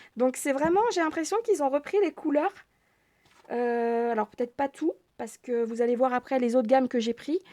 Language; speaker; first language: French; native; French